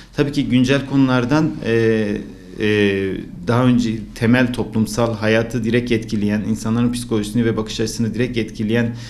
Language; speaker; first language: Turkish; native; Turkish